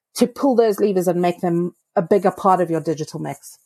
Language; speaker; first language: English; native; English